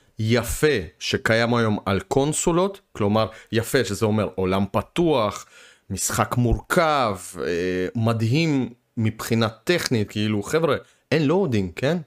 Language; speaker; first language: Hebrew; early bilingual, other home language; Russian